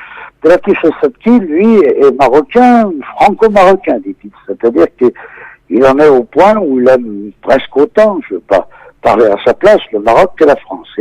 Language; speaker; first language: French; native; French